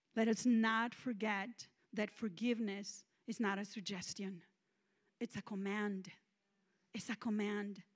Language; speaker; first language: English; non-native, fluent; Spanish